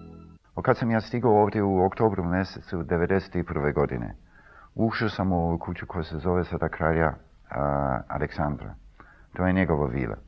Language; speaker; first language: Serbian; early bilingual, heritage; Serbian